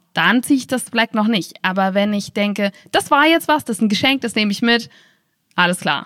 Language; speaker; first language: German; native; German